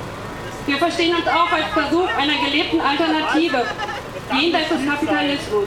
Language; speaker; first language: German; native; German